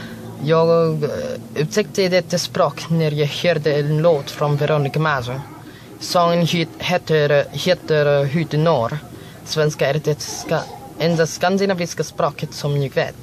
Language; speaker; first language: Swedish; non-native, learner; Filipino